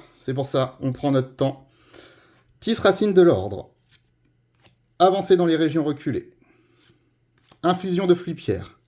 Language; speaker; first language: French; native; French